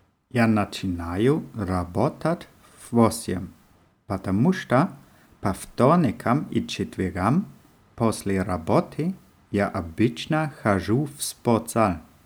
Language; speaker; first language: Russian; non-native, learner; German